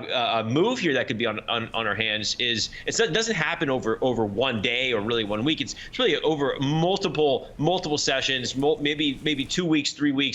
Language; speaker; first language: English; native; English